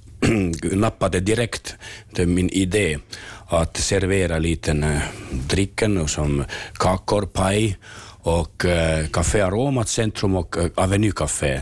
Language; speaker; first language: Swedish; non-native, learner; Finnish